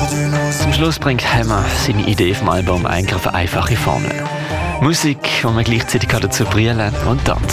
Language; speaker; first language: German; native; German